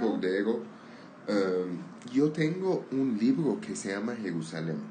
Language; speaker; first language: Spanish; non-native, learner; Armenian